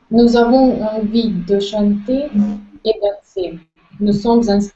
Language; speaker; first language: French; non-native, learner; Russian